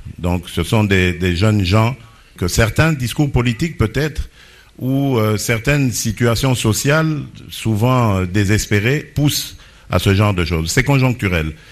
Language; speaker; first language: French; non-native, local second language; Lingala